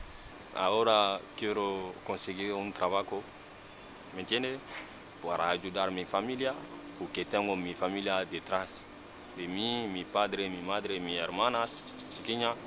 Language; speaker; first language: Spanish; non-native, learner; Bambara